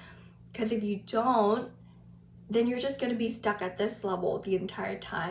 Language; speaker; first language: English; native; English